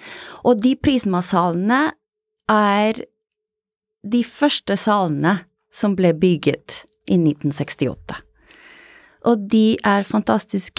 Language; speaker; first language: Norwegian; non-native, fluent; Italian